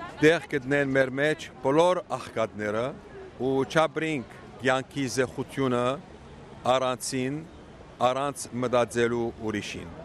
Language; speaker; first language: Armenian; early bilingual, heritage; Armenian